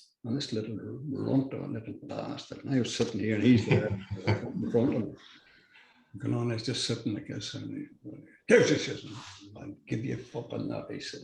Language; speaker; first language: English; native; English